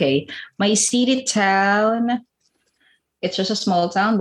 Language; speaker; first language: English; non-native, local second language; Filipino